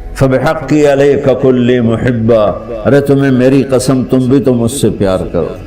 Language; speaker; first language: Urdu; non-native, local second language; Punjabi